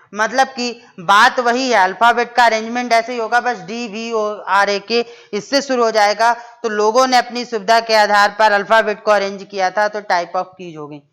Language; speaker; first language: Hindi; native; Hindi